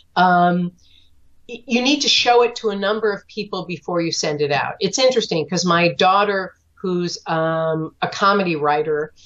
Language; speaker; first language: English; native; English